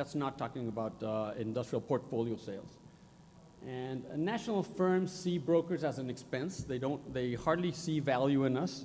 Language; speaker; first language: English; non-native, fluent; Spanish